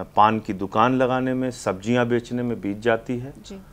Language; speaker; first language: Hindi; native; Hindi